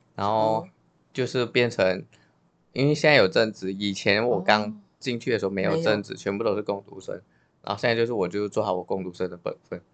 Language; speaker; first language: Chinese; native; Chinese